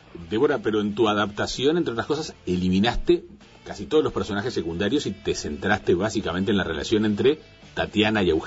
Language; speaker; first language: Spanish; native; Spanish